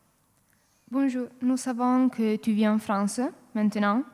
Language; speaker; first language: French; non-native, learner; Italian